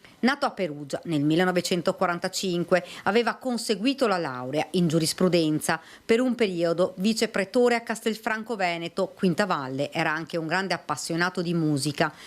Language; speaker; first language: Italian; native; Italian